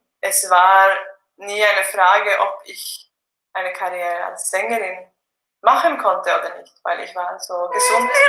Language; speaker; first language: German; non-native, fluent; English